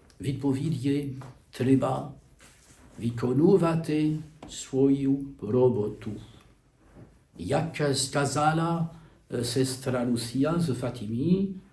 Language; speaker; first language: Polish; non-native, learner; French